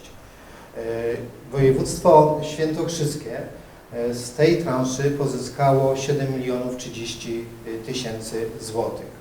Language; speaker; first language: Polish; native; Polish